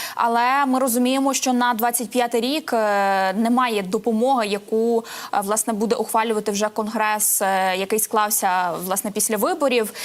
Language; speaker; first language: Ukrainian; native; Ukrainian